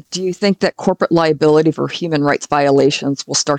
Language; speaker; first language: English; native; English